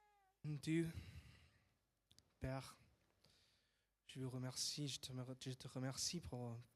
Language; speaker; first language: French; non-native, fluent; English